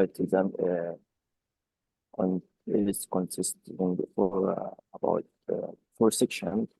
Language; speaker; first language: English; non-native, fluent; Arabic